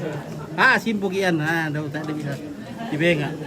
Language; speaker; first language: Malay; non-native, local second language; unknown